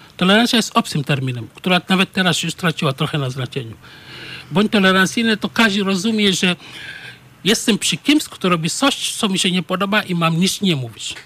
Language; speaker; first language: Polish; non-native, fluent; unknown